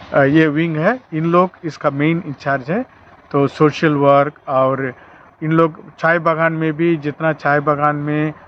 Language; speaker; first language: Hindi; non-native, local second language; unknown